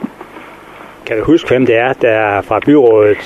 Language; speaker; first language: Danish; native; Danish